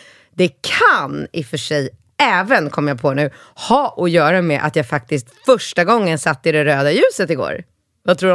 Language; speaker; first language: Swedish; native; Swedish